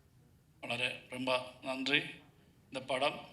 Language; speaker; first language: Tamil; non-native, learner; Malayalam